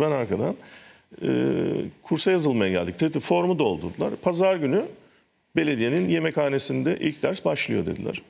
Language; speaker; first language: Turkish; native; Turkish